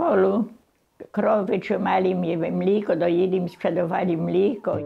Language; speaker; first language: Polish; early bilingual, heritage; Portuguese